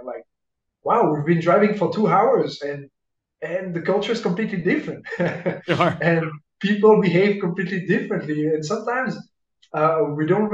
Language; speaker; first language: English; non-native, fluent; French